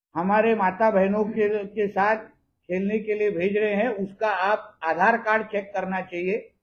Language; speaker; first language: Hindi; non-native, local second language; Marathi